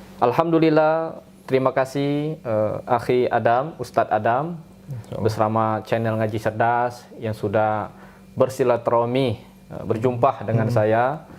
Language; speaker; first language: Indonesian; native; Indonesian